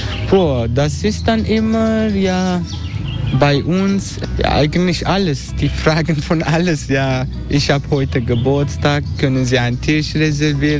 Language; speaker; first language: German; non-native, learner; Turkish